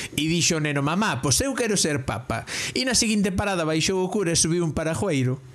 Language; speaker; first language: Galician; non-native, local second language; Spanish